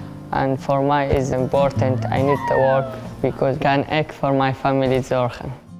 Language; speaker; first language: English; non-native, learner; Arabic